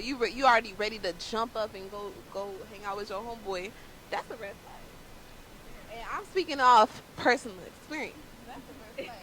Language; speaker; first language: English; native; English